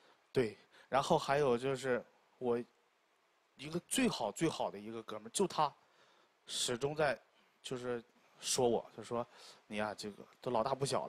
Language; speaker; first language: Chinese; native; Chinese